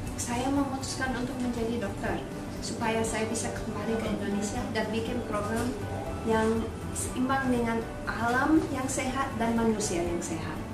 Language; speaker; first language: Indonesian; non-native, fluent; English